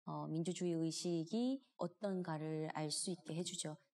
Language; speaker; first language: Korean; native; Korean